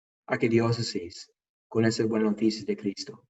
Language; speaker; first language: Spanish; non-native, fluent; English